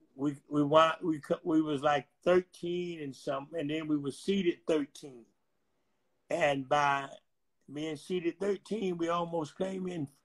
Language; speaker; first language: English; native; English